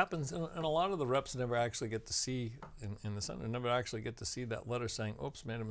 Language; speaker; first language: English; native; English